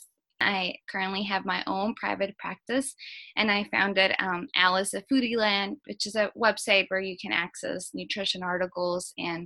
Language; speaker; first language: English; native; English